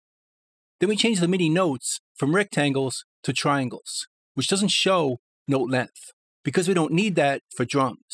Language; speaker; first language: English; native; English